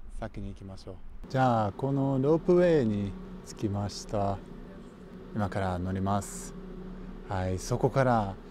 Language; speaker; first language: Japanese; non-native, fluent; Russian